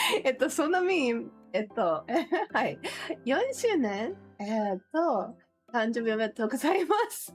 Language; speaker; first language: Japanese; non-native, learner; English